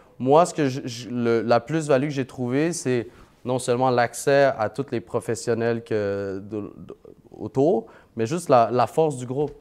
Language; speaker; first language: French; early bilingual, other home language; Vietnamese